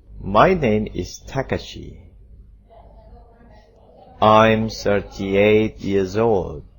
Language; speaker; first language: English; non-native, fluent; Indonesian